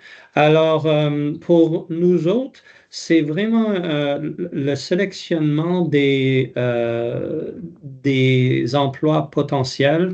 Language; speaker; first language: French; non-native, local second language; English